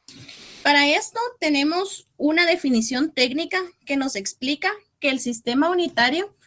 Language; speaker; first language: Spanish; native; Spanish